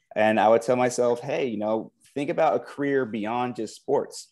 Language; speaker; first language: English; native; English